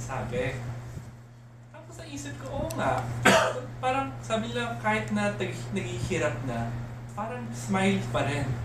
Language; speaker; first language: Filipino; native; Filipino